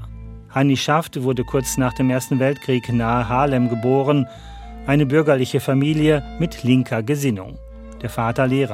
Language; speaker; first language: German; native; German